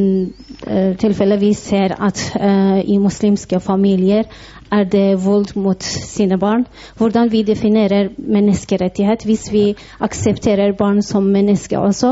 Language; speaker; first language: Norwegian; non-native, fluent; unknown